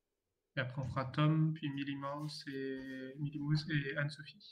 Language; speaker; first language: French; native; French